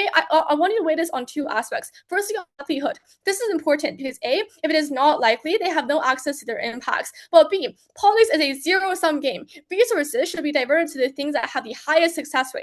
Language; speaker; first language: English; non-native, fluent; Chinese